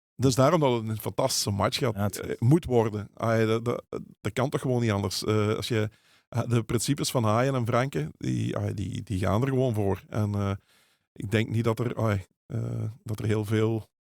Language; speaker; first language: Dutch; native; Dutch